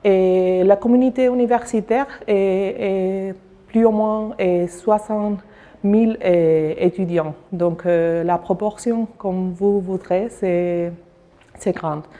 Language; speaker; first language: French; non-native, learner; Spanish